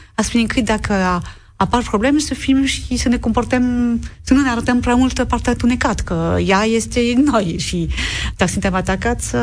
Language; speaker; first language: Romanian; non-native, learner; French